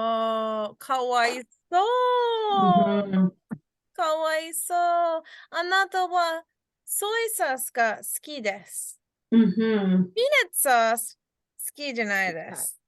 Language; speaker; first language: Japanese; non-native, fluent; English